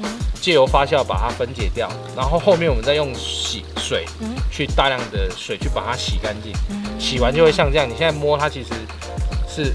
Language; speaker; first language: Chinese; native; Chinese